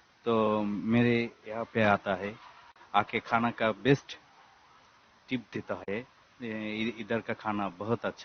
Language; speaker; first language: Hindi; non-native, learner; Bangla